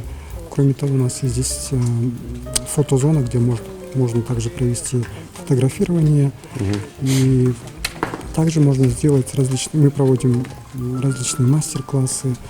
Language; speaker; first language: Russian; non-native, fluent; Korean